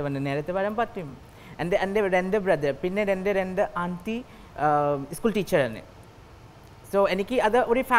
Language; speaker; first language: Malayalam; non-native, local second language; Assamese